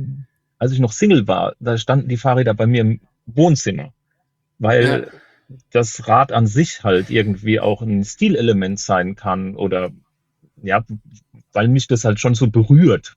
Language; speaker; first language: German; native; German